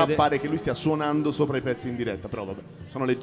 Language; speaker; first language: Italian; native; Italian